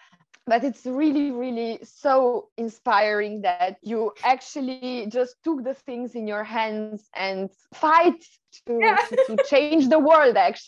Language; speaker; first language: English; non-native, fluent; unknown